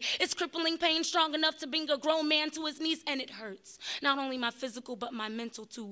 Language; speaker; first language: English; native; English